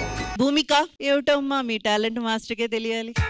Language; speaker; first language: Telugu; native; Telugu